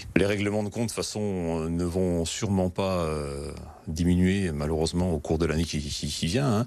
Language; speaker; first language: French; native; French